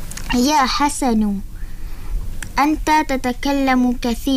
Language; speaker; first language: Arabic; non-native, learner; Malay